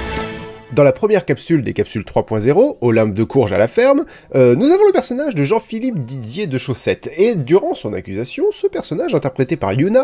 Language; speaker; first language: French; native; French